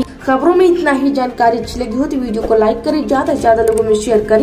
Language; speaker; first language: Hindi; native; Hindi